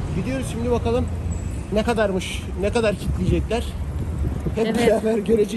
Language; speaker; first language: Turkish; native; Turkish